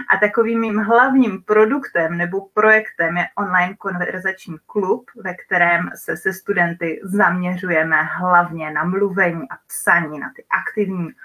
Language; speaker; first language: Czech; native; Czech